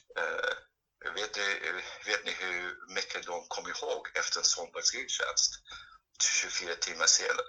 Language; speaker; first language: Swedish; non-native, fluent; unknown